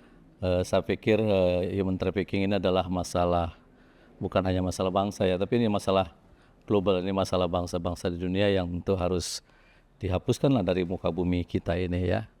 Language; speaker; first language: Indonesian; native; Indonesian